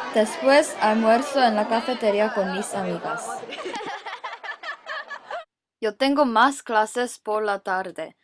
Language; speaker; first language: Spanish; non-native, learner; English